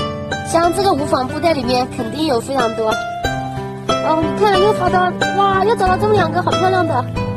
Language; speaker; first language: Chinese; native; Chinese